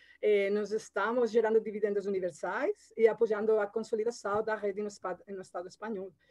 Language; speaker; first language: Portuguese; non-native, learner; Spanish